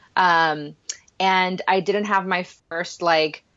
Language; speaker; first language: English; non-native, fluent; Spanish